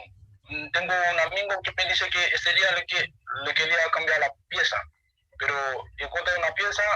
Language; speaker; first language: Spanish; non-native, learner; Haitian Creole